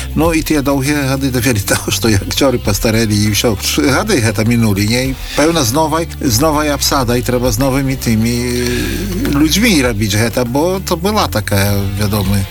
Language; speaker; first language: Belarusian; native; Belarusian